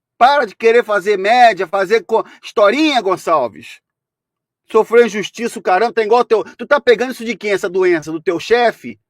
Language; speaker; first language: Portuguese; native; Portuguese